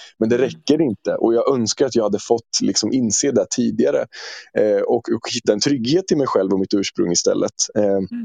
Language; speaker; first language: Swedish; early bilingual, other home language; Turkish